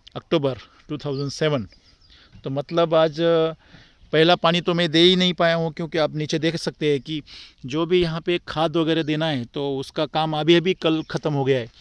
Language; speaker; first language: Hindi; non-native, local second language; Marathi